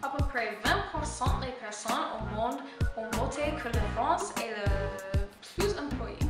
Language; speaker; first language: French; non-native, learner; English